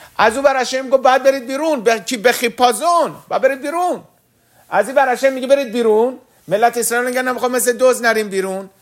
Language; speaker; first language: Persian; early bilingual, heritage; Persian